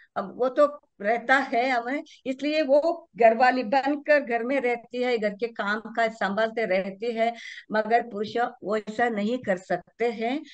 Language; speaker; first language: Hindi; non-native, local second language; Kannada